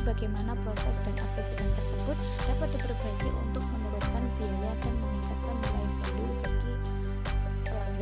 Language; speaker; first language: Indonesian; native; Indonesian